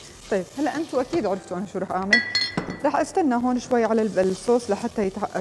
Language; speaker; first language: Arabic; native; Arabic